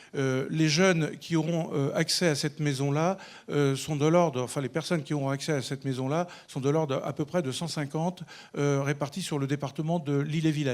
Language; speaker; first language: French; native; French